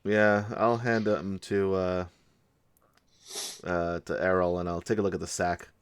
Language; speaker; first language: English; native; English